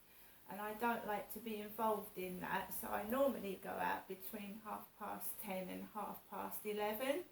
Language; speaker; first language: English; native; English